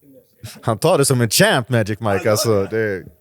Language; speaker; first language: Swedish; native; Swedish